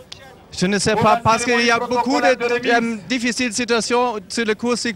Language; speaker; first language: French; non-native, learner; German